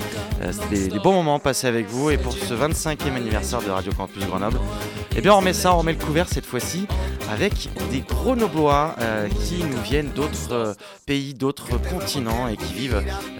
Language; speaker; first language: French; native; French